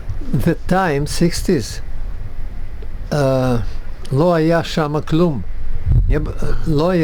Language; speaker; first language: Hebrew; non-native, learner; Russian